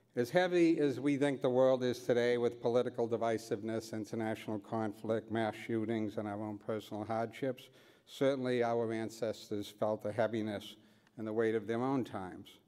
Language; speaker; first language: English; native; English